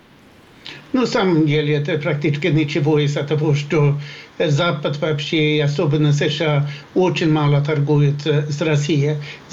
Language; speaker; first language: Russian; non-native, fluent; Swedish